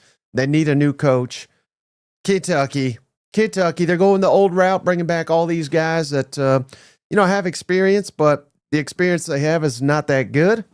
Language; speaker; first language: English; native; English